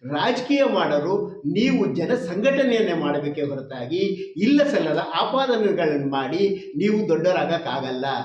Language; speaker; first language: Kannada; non-native, local second language; Lambadi